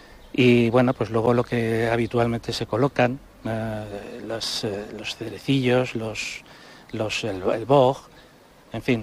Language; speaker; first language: Spanish; native; Spanish